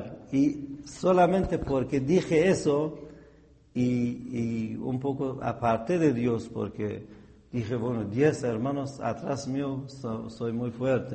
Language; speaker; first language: Spanish; non-native, fluent; Persian